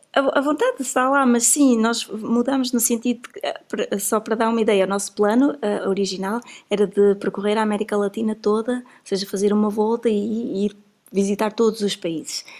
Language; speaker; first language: Portuguese; native; Portuguese